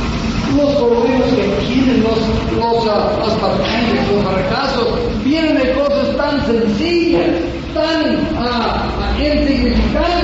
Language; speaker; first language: Spanish; non-native, fluent; English